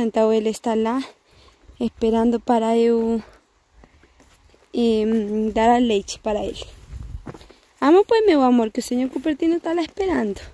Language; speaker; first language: Spanish; native; Spanish